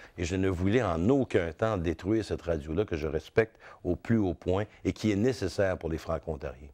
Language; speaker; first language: French; native; French